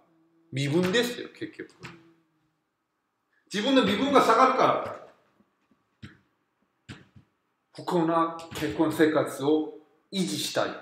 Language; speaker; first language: Japanese; non-native, fluent; Korean